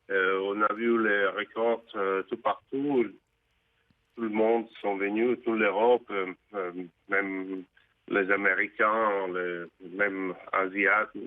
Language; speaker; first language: French; non-native, fluent; Russian